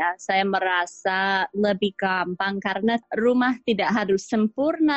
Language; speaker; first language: Indonesian; non-native, fluent; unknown